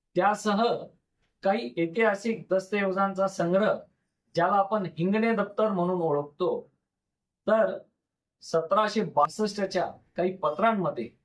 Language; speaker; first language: Marathi; native; Marathi